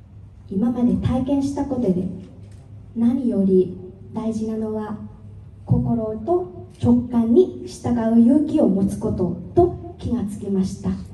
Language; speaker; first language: Japanese; non-native, fluent; Vietnamese